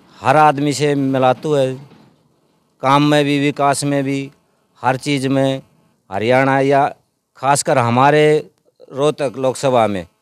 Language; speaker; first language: Hindi; native; Hindi